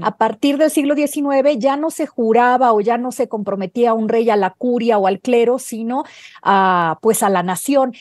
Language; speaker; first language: Spanish; native; Spanish